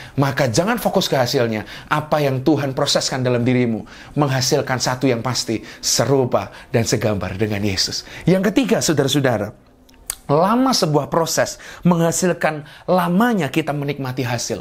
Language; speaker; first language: Indonesian; native; Indonesian